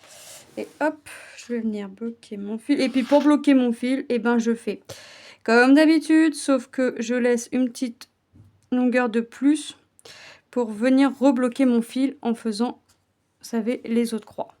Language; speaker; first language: French; native; French